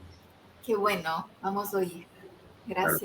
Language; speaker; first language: Spanish; non-native, fluent; Portuguese